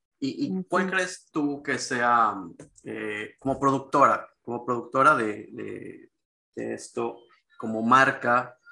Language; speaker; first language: Spanish; native; Spanish